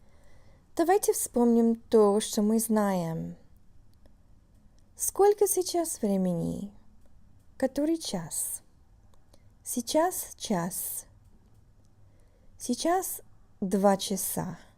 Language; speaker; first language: Russian; non-native, fluent; English